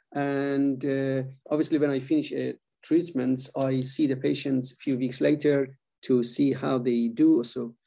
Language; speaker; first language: English; non-native, fluent; Persian